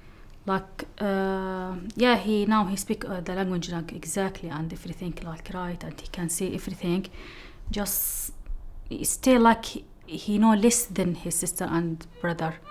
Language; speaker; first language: English; non-native, learner; Arabic